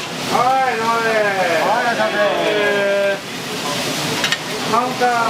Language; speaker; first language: Japanese; native; Japanese